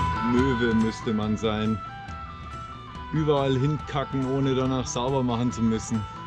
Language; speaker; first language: German; native; German